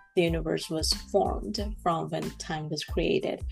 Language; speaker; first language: English; non-native, local second language; Bangla